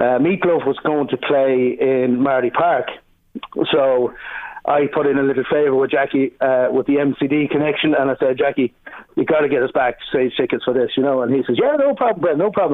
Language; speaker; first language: English; native; English